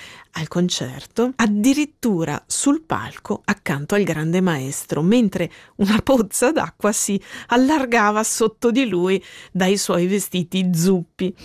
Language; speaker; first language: Italian; native; Italian